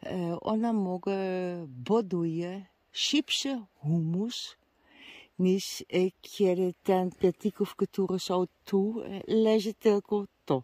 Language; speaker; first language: Polish; non-native, learner; Dutch